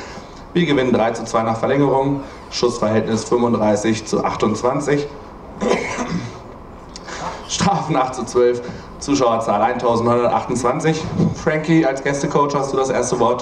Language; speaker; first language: German; native; German